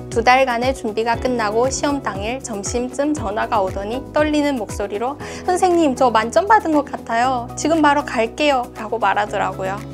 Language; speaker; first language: Korean; non-native, fluent; Chinese